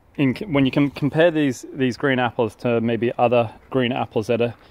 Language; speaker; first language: English; native; English